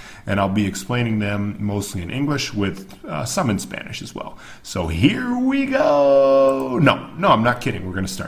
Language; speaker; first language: English; native; English